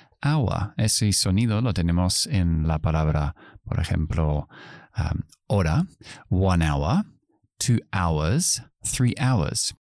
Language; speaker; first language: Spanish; non-native, fluent; English